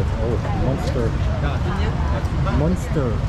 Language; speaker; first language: English; non-native, fluent; German